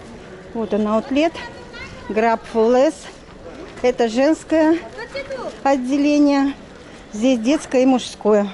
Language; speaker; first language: Russian; native; Russian